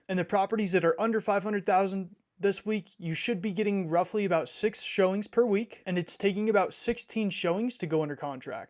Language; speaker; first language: English; native; English